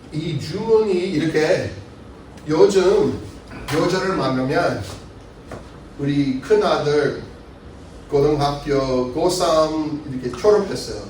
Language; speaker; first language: Korean; non-native, fluent; English